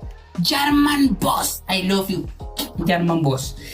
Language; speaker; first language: English; non-native, learner; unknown